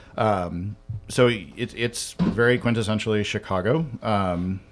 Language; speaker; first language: English; native; English